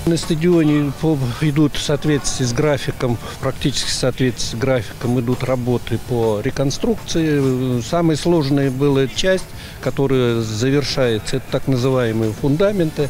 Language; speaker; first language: Russian; native; Russian